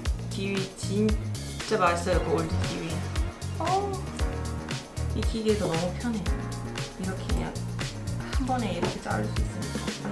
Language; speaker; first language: Korean; non-native, fluent; English